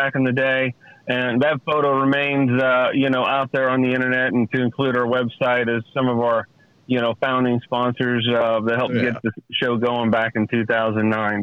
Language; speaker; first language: English; native; English